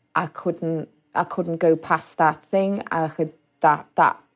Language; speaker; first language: English; native; English